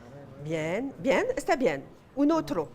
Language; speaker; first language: Spanish; non-native, fluent; French